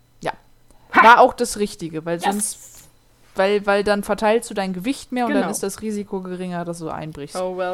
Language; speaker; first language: German; native; German